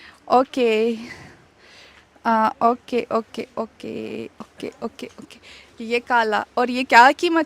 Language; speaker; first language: Hindi; non-native, learner; Russian